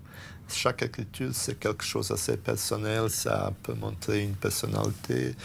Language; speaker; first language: French; non-native, fluent; Bosnian